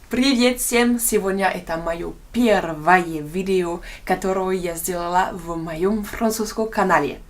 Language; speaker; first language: Russian; non-native, learner; French